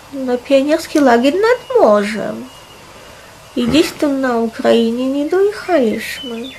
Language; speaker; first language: Polish; non-native, fluent; Russian